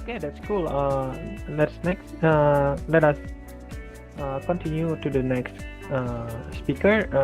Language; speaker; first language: English; non-native, learner; Indonesian